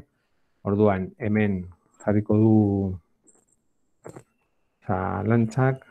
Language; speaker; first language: Basque; non-native, local second language; Spanish